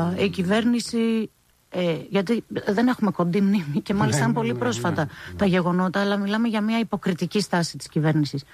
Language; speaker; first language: Greek; native; Greek